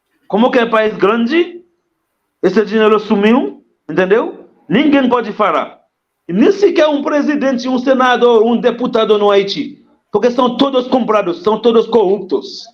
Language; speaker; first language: Portuguese; non-native, fluent; Haitian Creole